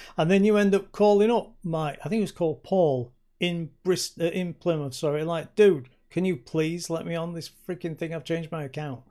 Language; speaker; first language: English; native; English